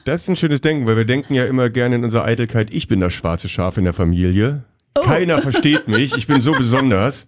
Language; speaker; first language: German; native; German